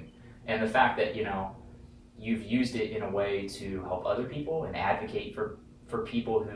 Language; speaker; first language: English; native; English